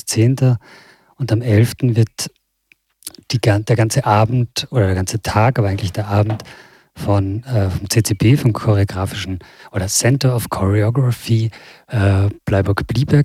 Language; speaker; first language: German; native; German